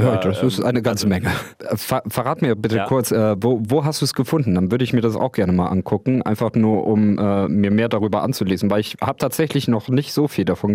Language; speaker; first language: German; native; German